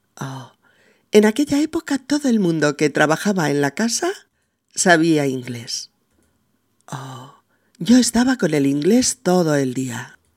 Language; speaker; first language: Spanish; native; Spanish